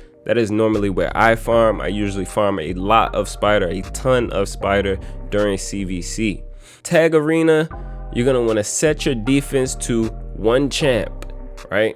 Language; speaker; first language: English; native; English